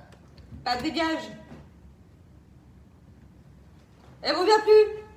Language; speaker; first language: French; native; French